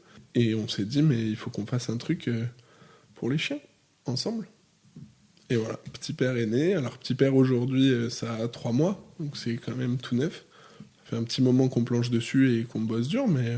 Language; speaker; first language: French; native; French